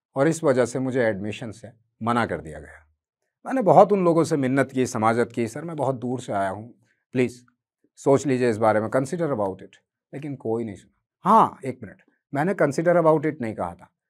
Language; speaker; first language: Hindi; native; Hindi